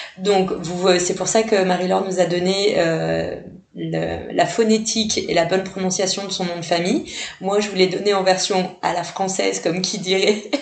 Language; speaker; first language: French; native; French